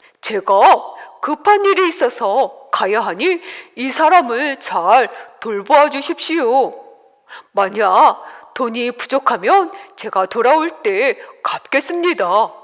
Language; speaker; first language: Korean; native; Korean